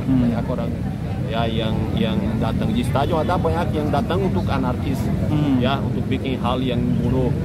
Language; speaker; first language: Indonesian; non-native, fluent; Portuguese